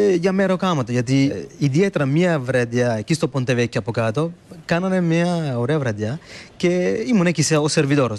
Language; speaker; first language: Greek; non-native, learner; Italian